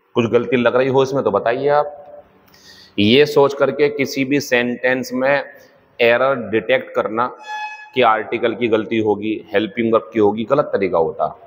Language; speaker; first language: Hindi; native; Hindi